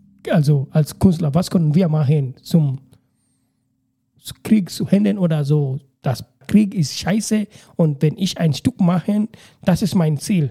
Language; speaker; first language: German; non-native, learner; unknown